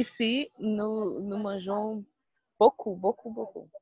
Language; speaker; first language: French; non-native, learner; Portuguese